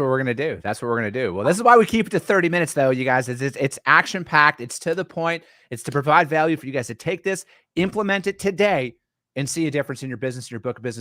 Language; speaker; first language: English; native; English